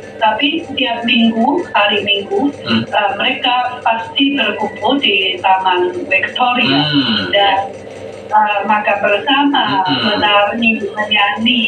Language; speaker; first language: Indonesian; non-native, fluent; Chinese